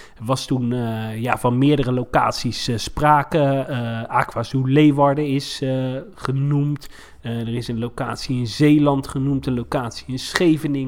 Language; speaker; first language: Dutch; native; Dutch